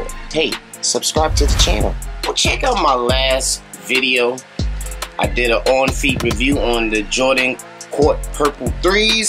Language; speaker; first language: English; native; English